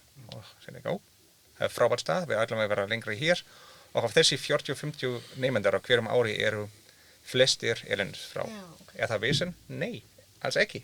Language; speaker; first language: Icelandic; non-native, learner; German